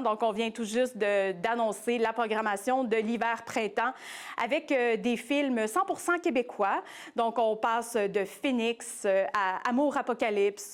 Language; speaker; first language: French; native; French